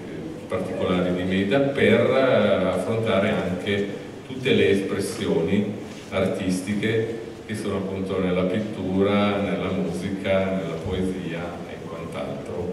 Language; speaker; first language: Italian; native; Italian